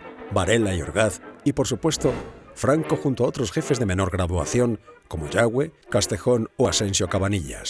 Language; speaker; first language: Spanish; native; Spanish